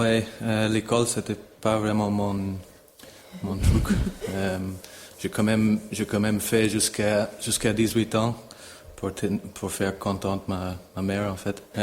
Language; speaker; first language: French; non-native, fluent; English